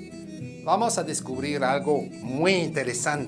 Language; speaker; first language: Spanish; non-native, fluent; French